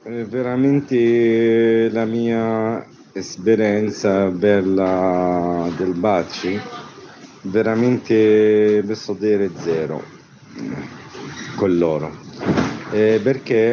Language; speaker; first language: Italian; non-native, learner; Arabic